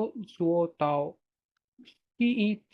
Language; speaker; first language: Chinese; non-native, learner; Bangla